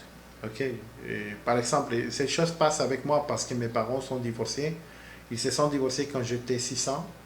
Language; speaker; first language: French; non-native, learner; Spanish